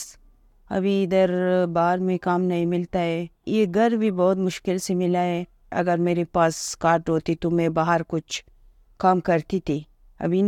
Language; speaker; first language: Hindi; non-native, learner; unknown